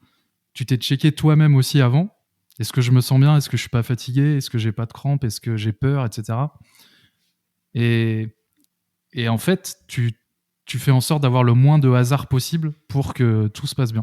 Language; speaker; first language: French; native; French